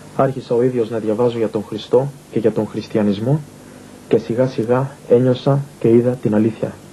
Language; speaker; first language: Greek; early bilingual, heritage; Greek